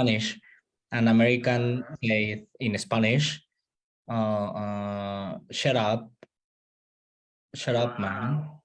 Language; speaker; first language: English; non-native, learner; Spanish